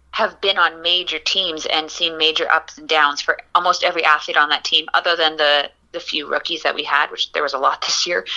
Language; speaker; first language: English; native; English